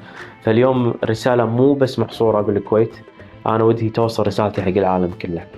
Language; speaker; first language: Arabic; native; Arabic